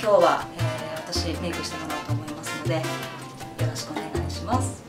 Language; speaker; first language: Japanese; native; Japanese